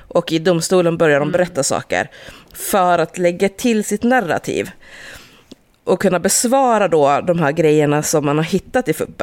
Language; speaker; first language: Swedish; native; Swedish